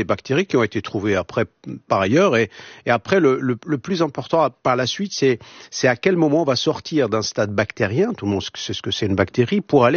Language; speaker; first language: French; non-native, local second language; Arabic